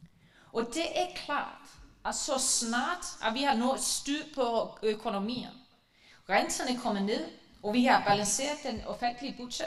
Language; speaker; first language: Danish; non-native, fluent; Icelandic